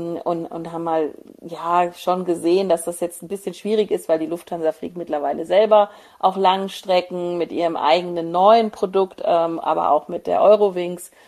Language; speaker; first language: German; native; German